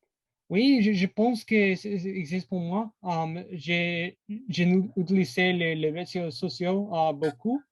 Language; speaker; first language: French; non-native, learner; English